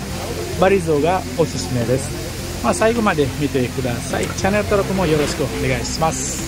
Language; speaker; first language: Japanese; non-native, fluent; Balinese